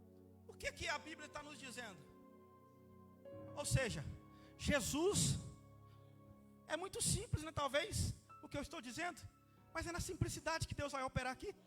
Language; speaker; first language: Portuguese; native; Portuguese